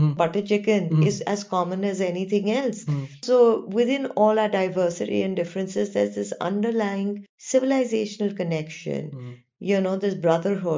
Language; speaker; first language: English; non-native, local second language; Gujarati